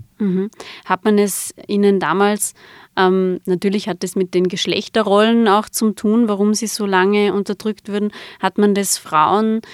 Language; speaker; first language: German; native; German